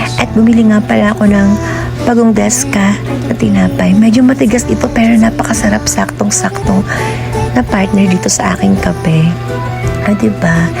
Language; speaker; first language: Filipino; native; Filipino